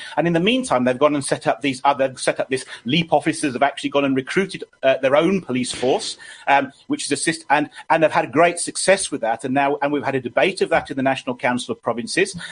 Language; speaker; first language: English; native; English